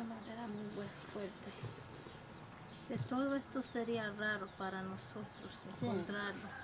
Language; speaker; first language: Spanish; non-native, fluent; English